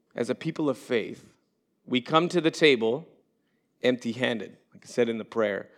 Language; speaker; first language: English; native; English